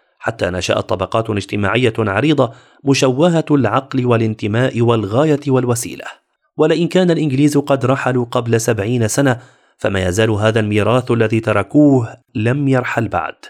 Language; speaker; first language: Arabic; native; Arabic